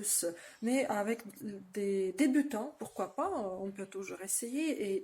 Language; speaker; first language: French; non-native, fluent; Russian